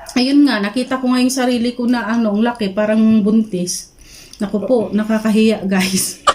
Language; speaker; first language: Filipino; non-native, local second language; Iloko